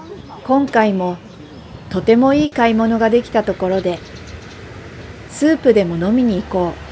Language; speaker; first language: Japanese; native; Japanese